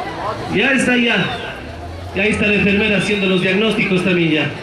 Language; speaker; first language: Spanish; native; Spanish